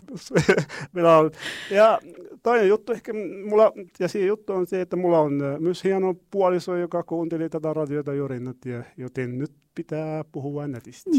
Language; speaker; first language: Finnish; non-native, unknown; Arabic